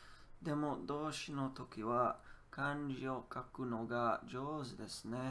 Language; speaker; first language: Japanese; non-native, learner; English